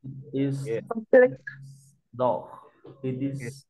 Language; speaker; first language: English; non-native, learner; Spanish